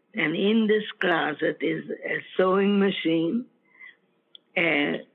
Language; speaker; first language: English; non-native, fluent; Ukrainian